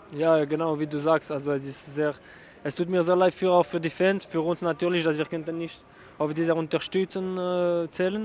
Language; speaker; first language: German; non-native, local second language; French